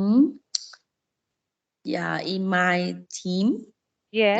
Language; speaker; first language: English; non-native, learner; Vietnamese